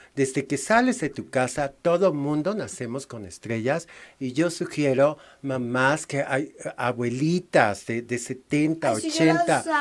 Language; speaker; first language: Spanish; native; Spanish